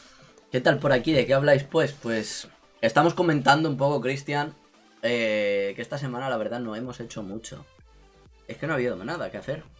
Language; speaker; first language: Spanish; native; Spanish